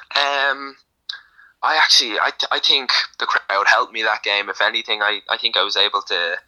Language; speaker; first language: English; native; English